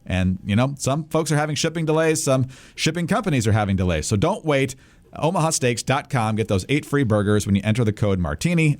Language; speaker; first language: English; native; English